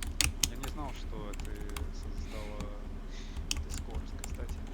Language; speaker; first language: Russian; non-native, learner; English